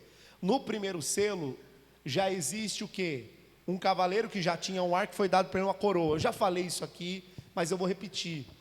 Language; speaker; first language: Portuguese; native; Portuguese